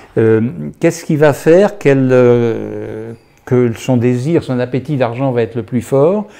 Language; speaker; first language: French; native; French